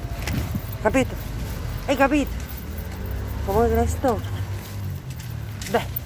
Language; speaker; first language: Italian; non-native, learner; Spanish